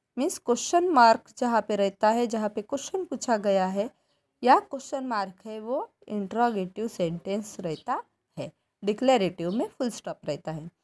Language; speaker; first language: Hindi; non-native, local second language; Marathi